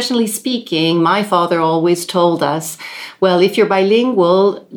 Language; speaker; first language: English; non-native, local second language; French